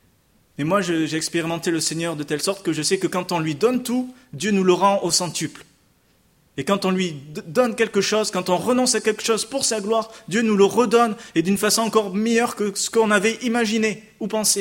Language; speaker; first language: French; native; French